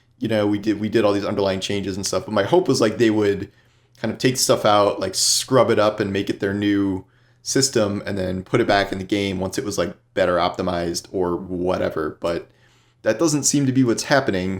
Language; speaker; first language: English; native; English